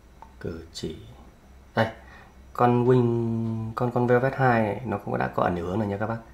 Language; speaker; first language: Vietnamese; native; Vietnamese